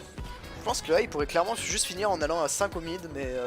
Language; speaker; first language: French; native; French